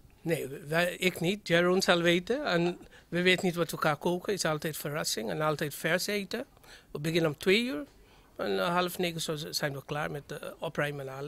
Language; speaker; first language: Dutch; non-native, fluent; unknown